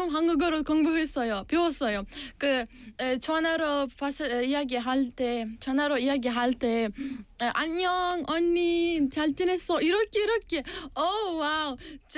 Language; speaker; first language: English; non-native, fluent; Uzbek